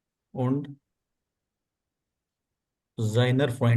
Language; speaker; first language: German; non-native, learner; Urdu